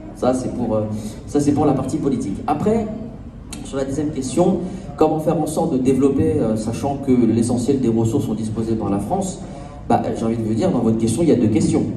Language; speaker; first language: French; native; French